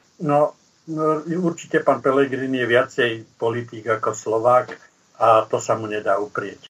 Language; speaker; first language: Slovak; native; Slovak